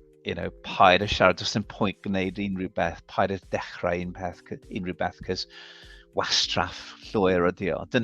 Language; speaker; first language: Welsh; non-native, fluent; English